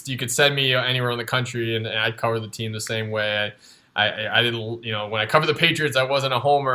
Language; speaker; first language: English; native; English